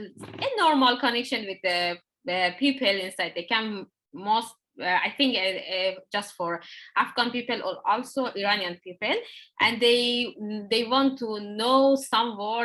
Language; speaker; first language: English; non-native, learner; Persian